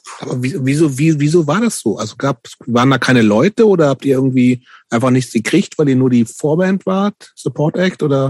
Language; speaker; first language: German; native; German